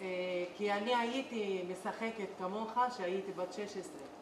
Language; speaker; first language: Hebrew; non-native, local second language; Arabic